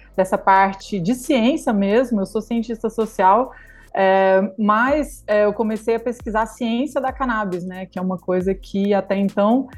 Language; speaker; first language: Portuguese; native; Portuguese